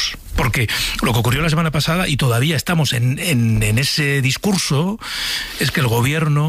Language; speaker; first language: Spanish; native; Spanish